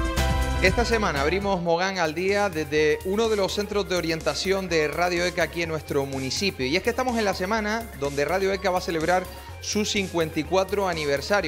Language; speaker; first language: Spanish; native; Spanish